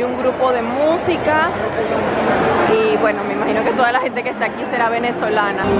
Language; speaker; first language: Spanish; native; Spanish